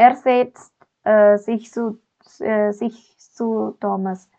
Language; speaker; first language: German; non-native, learner; Malayalam